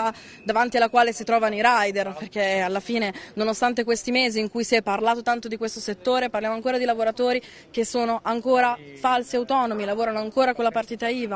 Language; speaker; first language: Italian; native; Italian